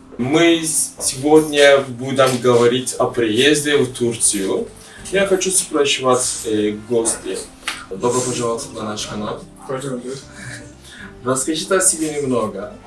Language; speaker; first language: Russian; non-native, learner; Turkish